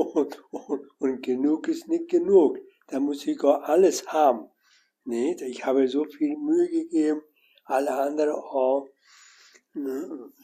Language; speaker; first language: German; non-native, learner; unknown